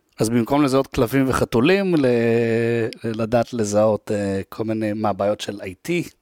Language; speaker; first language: Hebrew; native; Hebrew